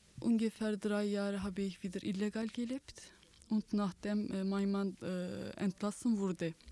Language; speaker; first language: German; non-native, learner; Kurdish